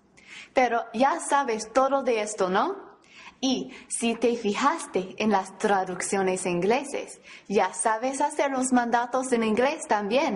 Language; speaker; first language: Spanish; non-native, fluent; English